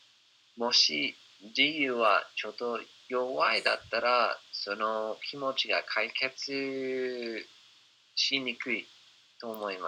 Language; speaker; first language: Japanese; non-native, fluent; English